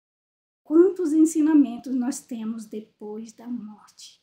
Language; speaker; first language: Portuguese; native; Portuguese